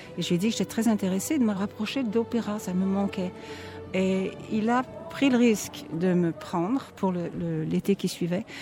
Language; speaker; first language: French; native; French